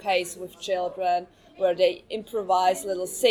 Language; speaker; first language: English; non-native, fluent; German